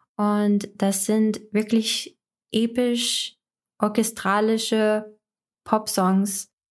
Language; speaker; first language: German; non-native, fluent; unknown